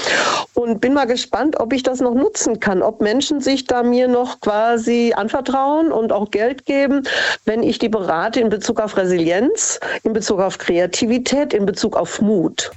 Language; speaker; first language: German; native; German